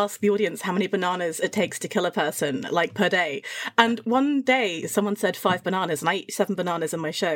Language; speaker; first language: English; native; English